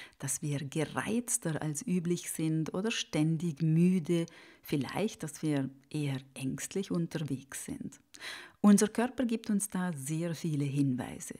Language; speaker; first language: German; native; German